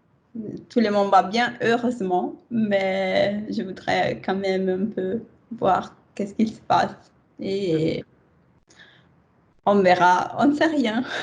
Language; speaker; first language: French; non-native, fluent; Italian